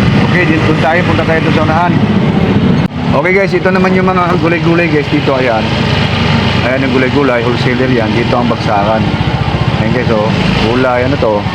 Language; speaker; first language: Filipino; native; Filipino